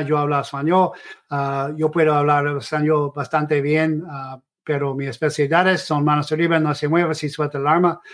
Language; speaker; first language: Spanish; non-native, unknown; English